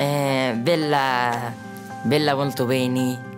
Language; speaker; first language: Italian; non-native, learner; Arabic